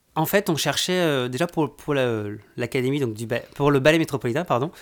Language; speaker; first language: French; native; French